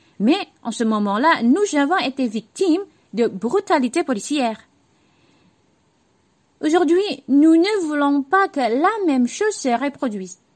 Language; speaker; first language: French; non-native, learner; Cantonese